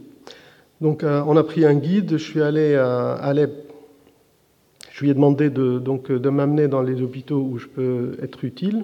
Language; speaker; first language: French; non-native, fluent; Arabic